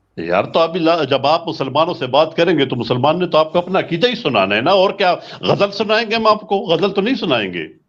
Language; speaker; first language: Urdu; non-native, local second language; Punjabi